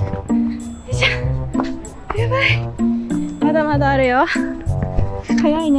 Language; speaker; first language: Japanese; native; Japanese